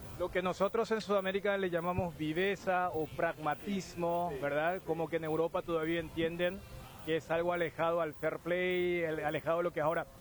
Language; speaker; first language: Spanish; native; Spanish